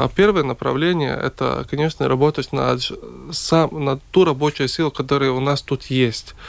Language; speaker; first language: Russian; non-native, local second language; Latvian